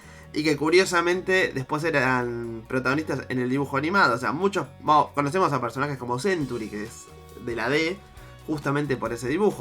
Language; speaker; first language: Spanish; native; Spanish